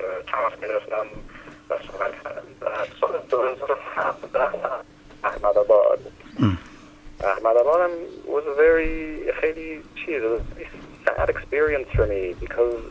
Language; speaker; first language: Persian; early bilingual, heritage; Persian